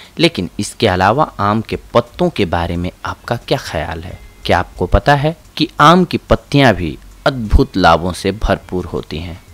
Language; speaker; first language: Hindi; native; Hindi